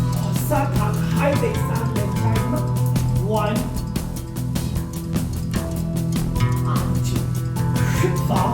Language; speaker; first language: Vietnamese; non-native, learner; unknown